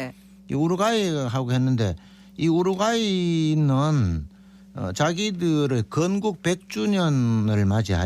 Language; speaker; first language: Korean; native; Korean